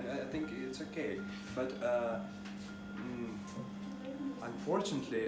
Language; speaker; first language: English; non-native, learner; Russian